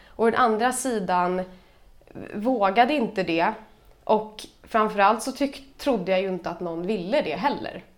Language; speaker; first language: Swedish; native; Swedish